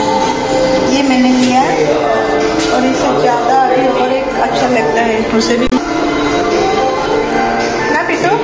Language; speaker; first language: Hindi; native; Hindi